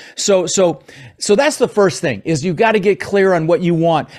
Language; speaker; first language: English; early bilingual, other home language; Dutch